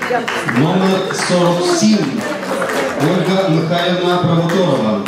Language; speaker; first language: Ukrainian; native; Ukrainian